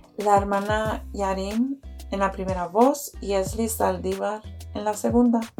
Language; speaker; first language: Spanish; early bilingual, heritage; Spanish